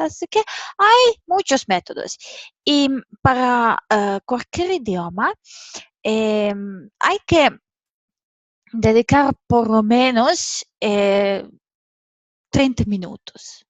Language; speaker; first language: Spanish; non-native, fluent; Serbian